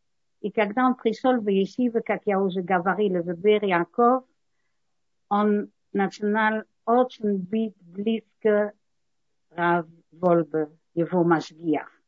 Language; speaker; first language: Russian; non-native, learner; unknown